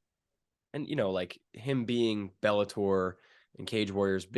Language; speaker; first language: English; native; English